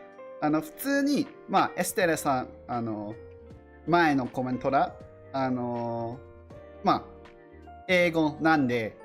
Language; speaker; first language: Japanese; non-native, learner; English